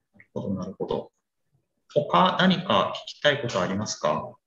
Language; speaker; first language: Japanese; native; Japanese